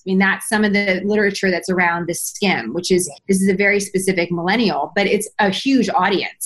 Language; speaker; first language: English; native; English